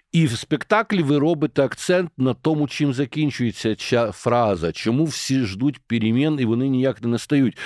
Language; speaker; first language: Ukrainian; native; Ukrainian